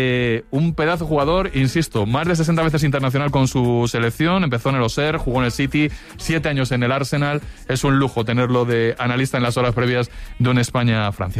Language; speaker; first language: Spanish; native; Spanish